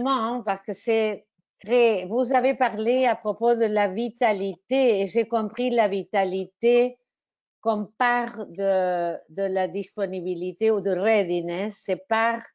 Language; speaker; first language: French; non-native, fluent; Spanish